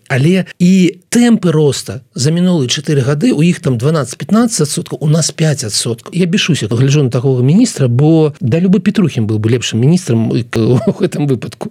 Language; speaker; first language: Belarusian; non-native, local second language; Russian